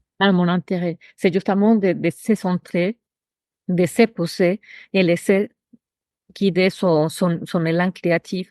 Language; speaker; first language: French; non-native, fluent; Spanish